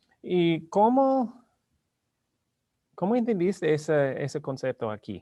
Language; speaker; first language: Spanish; non-native, learner; English